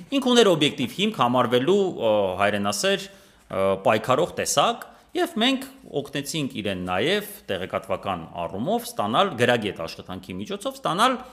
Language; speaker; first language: Armenian; native; Armenian